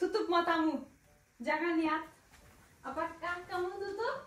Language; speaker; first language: Indonesian; non-native, learner; Turkish